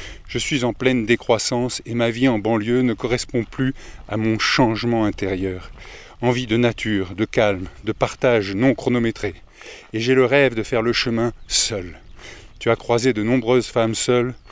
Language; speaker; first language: French; native; French